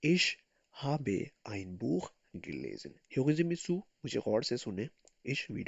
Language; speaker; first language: German; non-native, fluent; Urdu